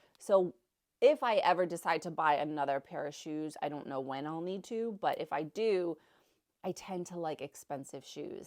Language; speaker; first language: English; native; English